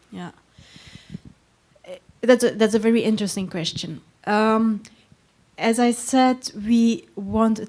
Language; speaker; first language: English; non-native, fluent; Dutch